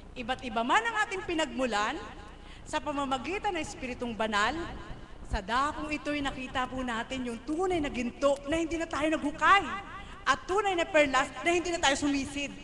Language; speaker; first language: Filipino; non-native, local second language; Cebuano